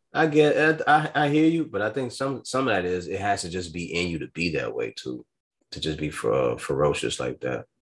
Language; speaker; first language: English; native; English